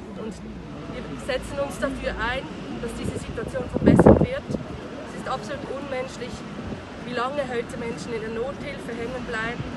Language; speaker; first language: German; native; German